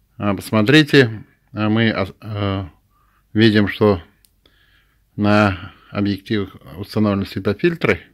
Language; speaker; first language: Russian; non-native, local second language; Tatar